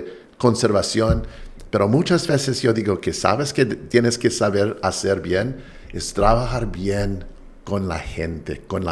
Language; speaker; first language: Spanish; non-native, fluent; English